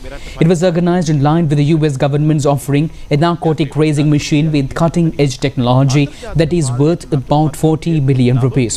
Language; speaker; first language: English; non-native, local second language; Sinhala